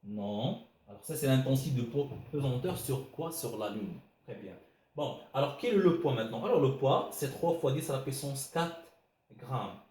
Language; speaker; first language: French; non-native, local second language; Arabic